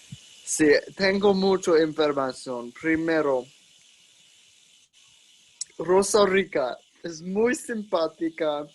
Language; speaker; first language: Spanish; non-native, learner; English